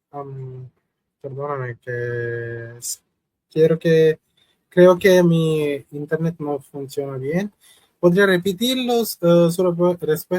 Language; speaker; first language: Spanish; non-native, learner; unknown